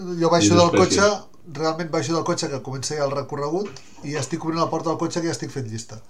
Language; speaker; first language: Catalan; native; Catalan